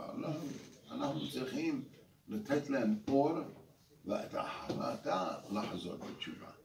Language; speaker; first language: Hebrew; non-native, fluent; English